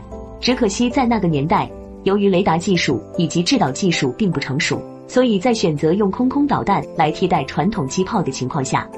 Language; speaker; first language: Chinese; native; Chinese